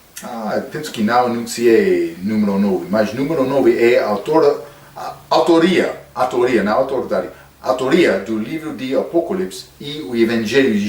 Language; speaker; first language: Portuguese; non-native, fluent; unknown